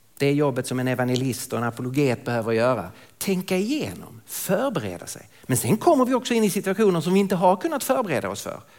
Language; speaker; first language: Swedish; native; Swedish